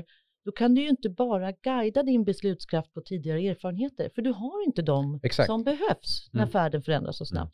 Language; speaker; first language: Swedish; native; Swedish